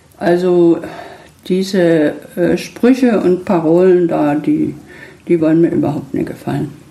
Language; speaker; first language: German; native; German